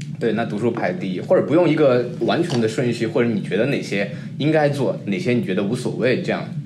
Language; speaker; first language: Chinese; native; Chinese